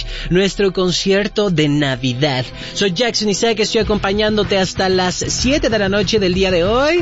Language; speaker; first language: Spanish; native; Spanish